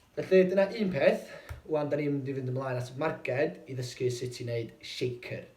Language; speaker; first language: Welsh; native; Welsh